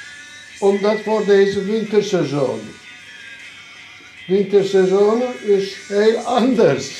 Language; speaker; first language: Dutch; non-native, learner; Turkish